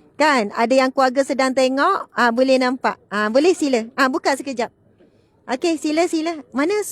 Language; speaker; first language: Malay; native; Malay